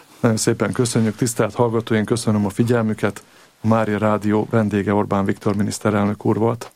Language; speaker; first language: Hungarian; native; Hungarian